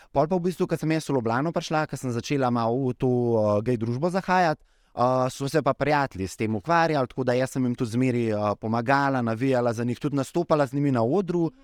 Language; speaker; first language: Slovenian; native; Slovenian